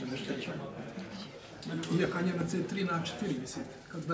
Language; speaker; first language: Russian; non-native, learner; Serbian